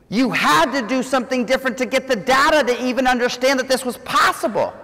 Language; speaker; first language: English; native; English